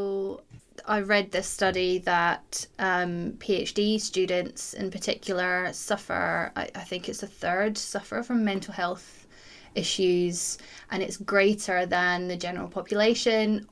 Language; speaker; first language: English; native; English